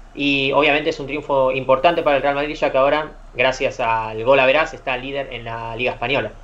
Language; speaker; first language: Spanish; native; Spanish